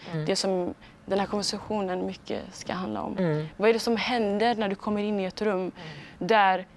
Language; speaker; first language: Swedish; early bilingual, other home language; Somali